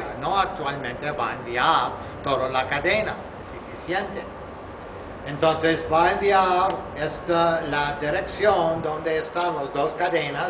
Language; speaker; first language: Spanish; non-native, fluent; English